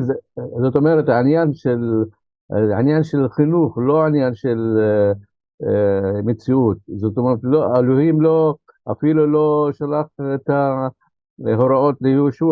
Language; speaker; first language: Hebrew; non-native, local second language; Arabic